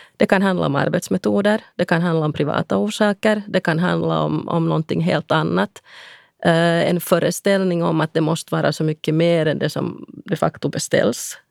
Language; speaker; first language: Swedish; native; Swedish